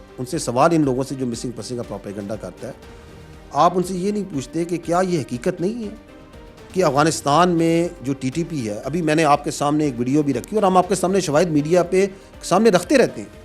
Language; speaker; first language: Urdu; native; Urdu